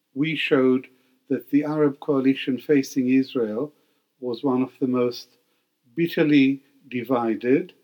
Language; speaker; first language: English; non-native, fluent; Hebrew